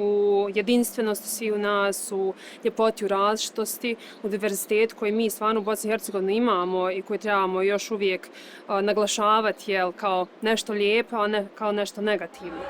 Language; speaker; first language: Bosnian; native; Bosnian